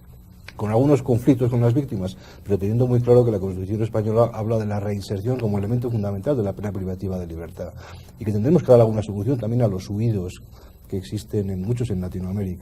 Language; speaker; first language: Spanish; native; Spanish